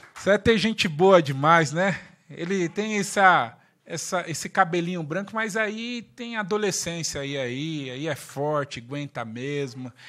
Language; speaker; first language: Portuguese; native; Portuguese